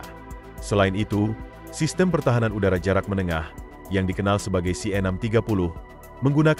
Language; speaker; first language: Indonesian; native; Indonesian